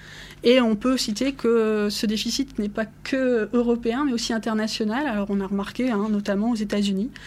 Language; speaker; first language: French; native; French